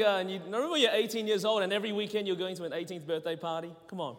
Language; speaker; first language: English; native; English